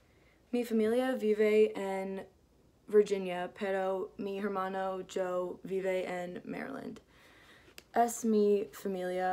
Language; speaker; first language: Spanish; non-native, learner; English